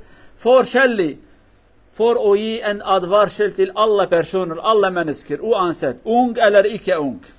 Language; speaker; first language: Swedish; non-native, learner; Kurdish